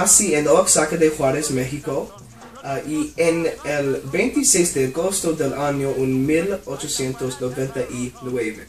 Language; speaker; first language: Spanish; non-native, learner; English